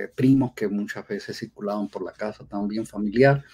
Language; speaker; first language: Spanish; native; Spanish